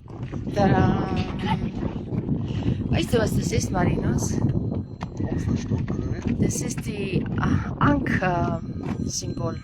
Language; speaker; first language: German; non-native, fluent; Georgian